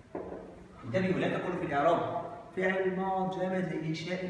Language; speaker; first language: Arabic; native; Arabic